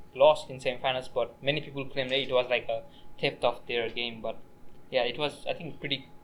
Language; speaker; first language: English; non-native, local second language; Nepali